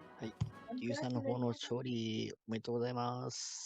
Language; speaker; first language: Japanese; native; Japanese